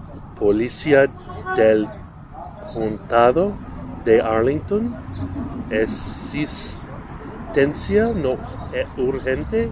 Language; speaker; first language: Spanish; non-native, learner; English